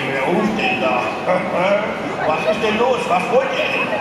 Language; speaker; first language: German; native; German